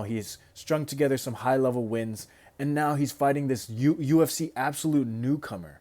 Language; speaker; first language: English; native; English